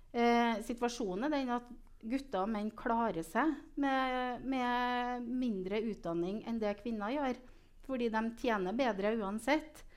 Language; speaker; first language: Norwegian; native; Norwegian